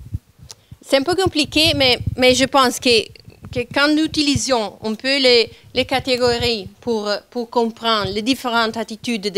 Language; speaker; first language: French; non-native, fluent; Italian